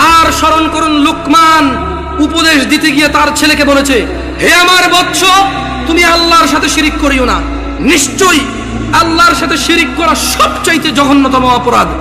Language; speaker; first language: Bangla; early bilingual, heritage; Bangla